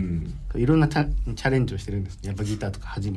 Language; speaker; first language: Japanese; native; Japanese